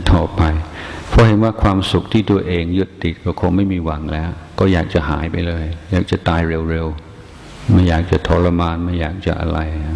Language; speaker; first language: Thai; non-native, fluent; English